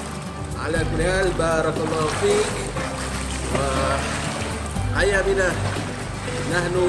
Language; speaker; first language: Arabic; non-native, learner; Malay